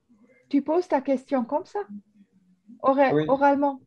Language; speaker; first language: French; non-native, fluent; German